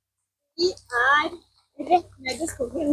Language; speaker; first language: Norwegian; native; Norwegian